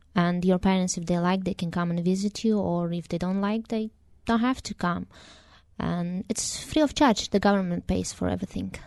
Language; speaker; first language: English; non-native, fluent; Romanian